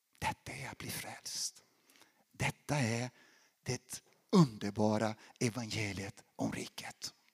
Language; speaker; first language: Swedish; non-native, fluent; Portuguese